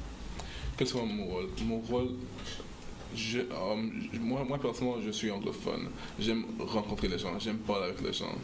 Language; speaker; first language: French; non-native, local second language; English